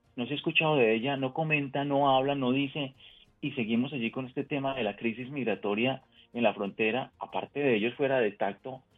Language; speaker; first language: Spanish; native; Spanish